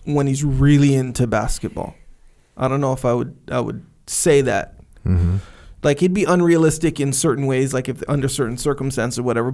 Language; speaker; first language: English; native; English